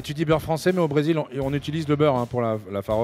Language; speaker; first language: French; native; French